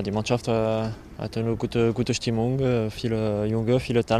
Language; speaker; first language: German; non-native, learner; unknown